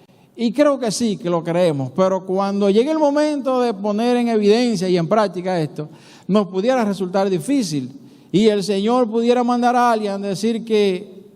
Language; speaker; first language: Spanish; native; Spanish